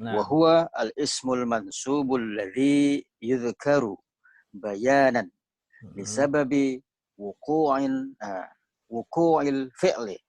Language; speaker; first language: Arabic; non-native, learner; Indonesian